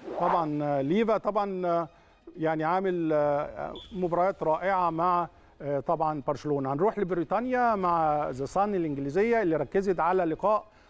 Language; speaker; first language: Arabic; native; Arabic